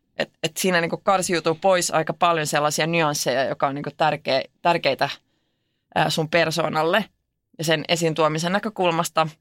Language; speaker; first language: Finnish; non-native, local second language; Swedish